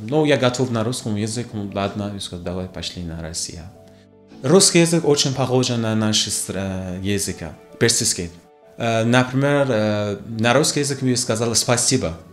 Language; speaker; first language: Russian; non-native, learner; Persian